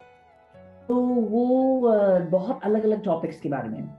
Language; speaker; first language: Hindi; non-native, fluent; English